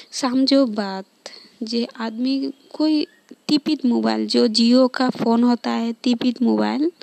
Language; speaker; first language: Hindi; non-native, local second language; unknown